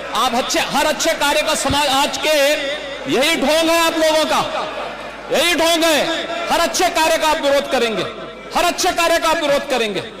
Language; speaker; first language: Hindi; native; Hindi